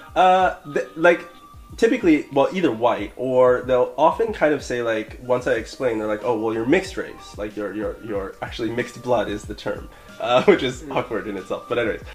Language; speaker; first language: English; native; English